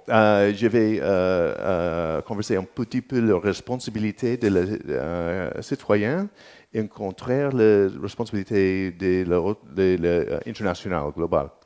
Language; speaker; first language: French; non-native, learner; English